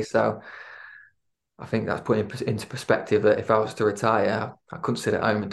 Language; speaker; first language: English; native; English